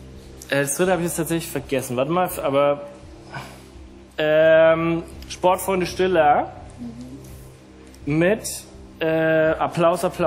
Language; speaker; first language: German; native; German